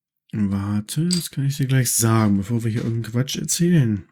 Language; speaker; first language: German; native; German